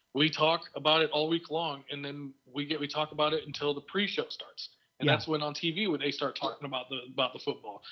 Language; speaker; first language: English; native; English